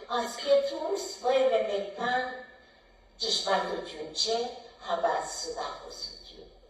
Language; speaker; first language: Armenian; native; Armenian